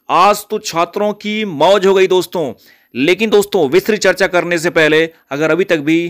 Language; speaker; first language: Hindi; native; Hindi